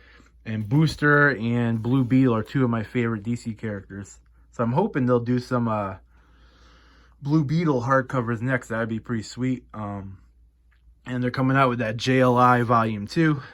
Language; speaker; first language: English; native; English